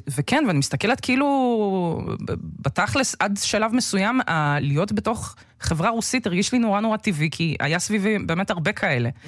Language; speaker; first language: Hebrew; early bilingual, other home language; Russian